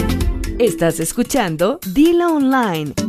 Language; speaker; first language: Spanish; native; Spanish